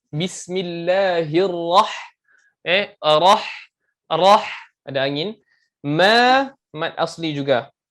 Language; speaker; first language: Malay; native; Malay